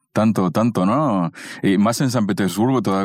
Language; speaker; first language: Spanish; native; Spanish